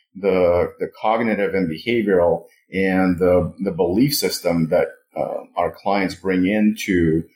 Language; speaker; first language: English; non-native, fluent; Russian